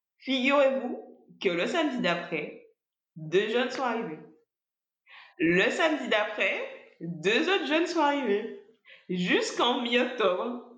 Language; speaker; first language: French; native; French